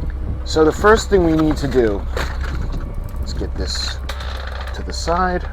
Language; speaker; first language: English; native; English